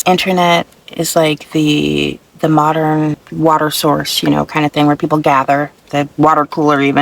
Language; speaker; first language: English; native; English